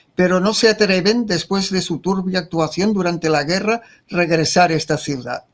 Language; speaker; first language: Spanish; non-native, local second language; Catalan